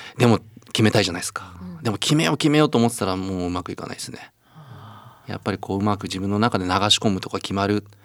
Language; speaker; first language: Japanese; native; Japanese